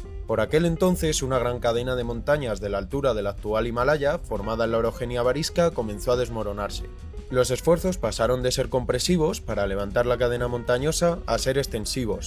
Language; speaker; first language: Spanish; native; Spanish